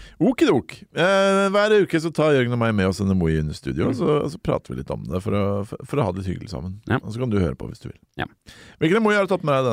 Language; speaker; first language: Norwegian; native; Norwegian